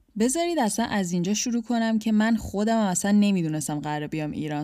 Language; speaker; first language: Persian; native; Persian